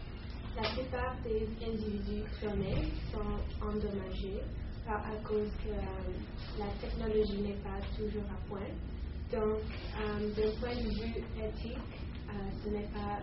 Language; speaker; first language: French; non-native, learner; English